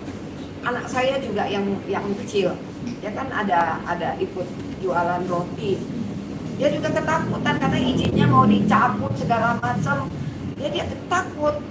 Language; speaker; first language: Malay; non-native, local second language; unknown